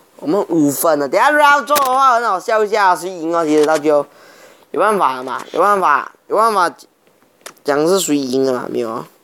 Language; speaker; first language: Chinese; native; Chinese